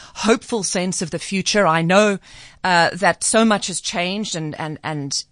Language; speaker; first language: English; native; English